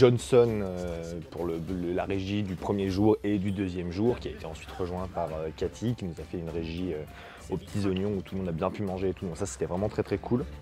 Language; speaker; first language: French; native; French